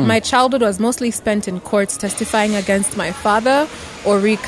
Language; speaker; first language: English; non-native, local second language; Bemba